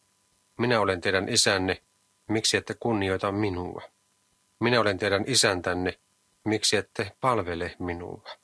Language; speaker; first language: Finnish; native; Finnish